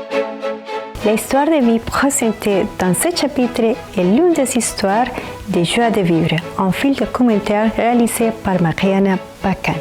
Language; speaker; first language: French; native; French